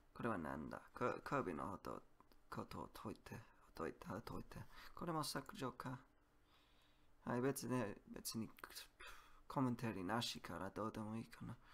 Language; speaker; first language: Japanese; non-native, learner; English